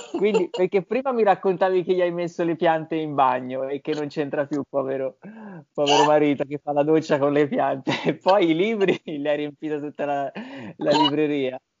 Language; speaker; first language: Italian; native; Italian